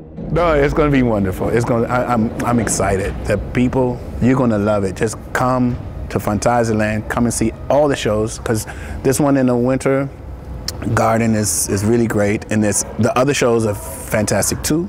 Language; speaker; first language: English; native; English